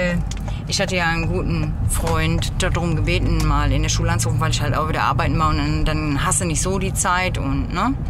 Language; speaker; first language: German; native; German